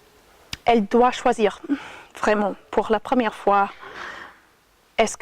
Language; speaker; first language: French; non-native, fluent; English